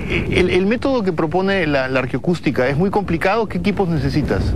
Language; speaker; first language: Spanish; native; Spanish